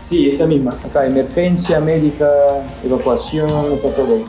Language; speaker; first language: Spanish; non-native, learner; Portuguese